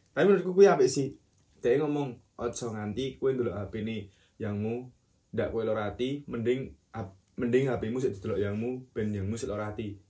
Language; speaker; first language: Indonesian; non-native, local second language; Javanese